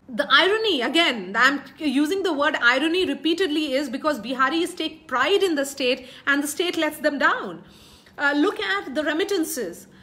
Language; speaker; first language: English; non-native, local second language; Hindi